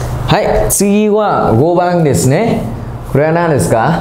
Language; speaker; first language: Japanese; non-native, fluent; Vietnamese